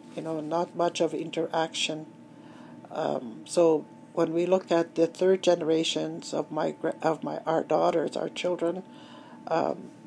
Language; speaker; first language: English; native; English